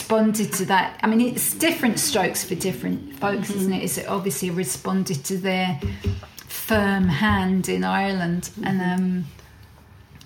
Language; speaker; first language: English; native; English